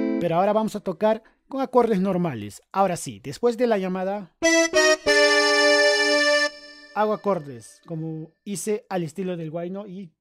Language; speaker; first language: Spanish; native; Spanish